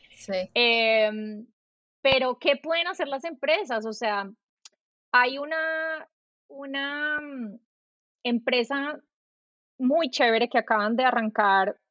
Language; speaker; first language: Spanish; native; Spanish